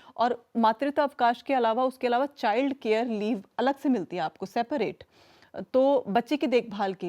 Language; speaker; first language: Hindi; native; Hindi